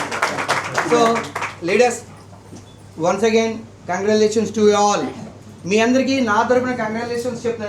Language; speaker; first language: Telugu; native; Telugu